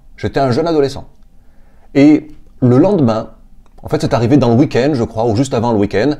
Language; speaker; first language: French; native; French